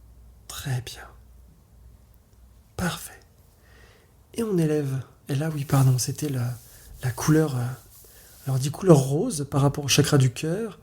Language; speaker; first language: French; native; French